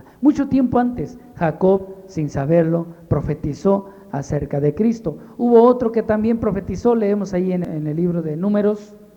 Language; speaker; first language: Spanish; native; Spanish